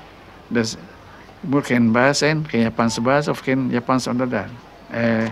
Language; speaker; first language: Dutch; non-native, local second language; Minangkabau